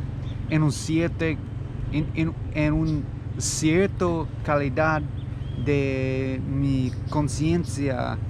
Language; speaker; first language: Spanish; non-native, learner; English